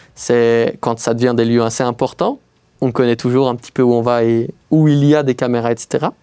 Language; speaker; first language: French; native; French